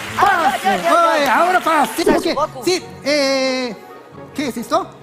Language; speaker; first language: Spanish; non-native, learner; Japanese